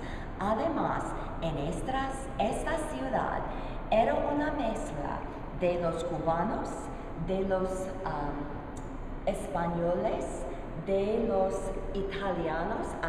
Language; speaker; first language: Spanish; non-native, learner; English